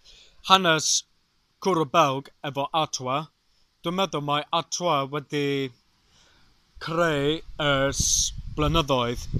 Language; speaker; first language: Welsh; non-native, learner; English